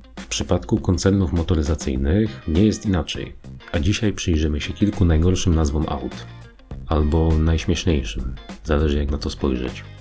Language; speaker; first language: Polish; native; Polish